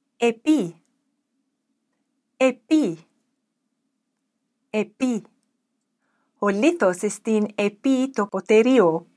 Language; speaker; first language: Greek; non-native, fluent; English